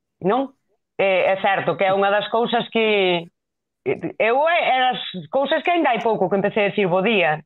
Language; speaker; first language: Galician; non-native, local second language; Spanish